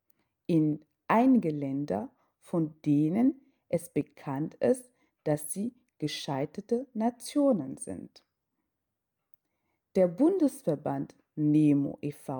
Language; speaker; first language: German; non-native, fluent; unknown